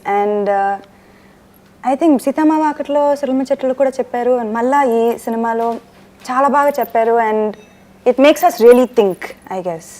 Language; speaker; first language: Telugu; non-native, fluent; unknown